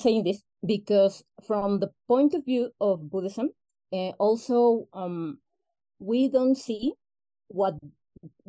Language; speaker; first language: English; non-native, fluent; Spanish